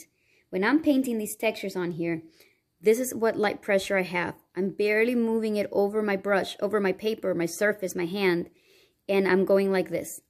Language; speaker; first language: English; native; English